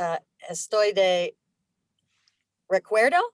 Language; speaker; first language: Spanish; non-native, learner; English